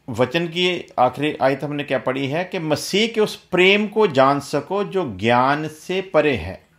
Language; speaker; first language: Hindi; non-native, local second language; Punjabi